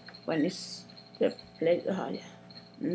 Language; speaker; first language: English; non-native, learner; Spanish